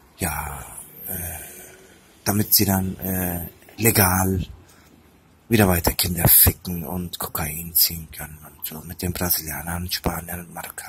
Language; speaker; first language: German; early bilingual, other home language; Turkish